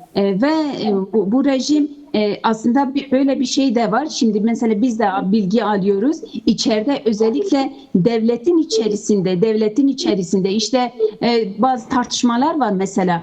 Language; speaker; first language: Turkish; non-native, fluent; Kurdish